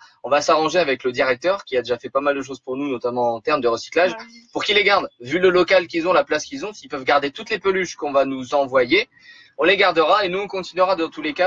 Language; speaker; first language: French; native; French